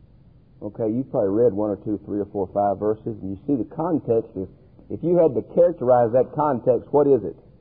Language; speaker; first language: English; native; English